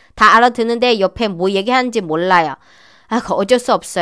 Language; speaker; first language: Korean; non-native, learner; Chinese